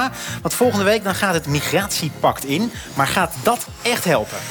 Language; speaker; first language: Dutch; native; Dutch